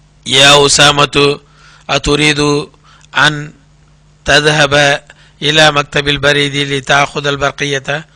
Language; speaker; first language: Arabic; non-native, fluent; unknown